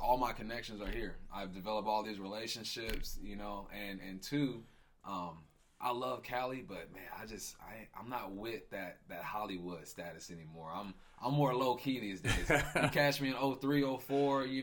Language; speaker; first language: English; native; English